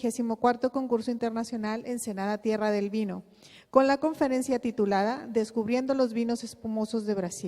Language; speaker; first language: Spanish; native; Spanish